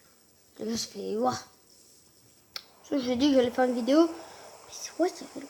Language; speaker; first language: French; native; French